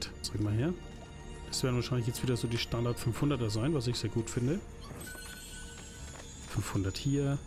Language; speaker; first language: German; native; German